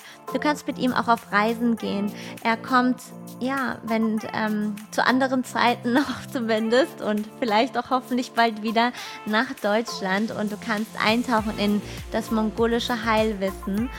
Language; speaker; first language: German; native; German